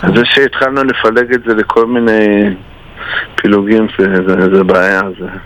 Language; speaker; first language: Hebrew; non-native, fluent; Russian